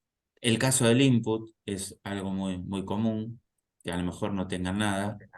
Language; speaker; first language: Spanish; native; Spanish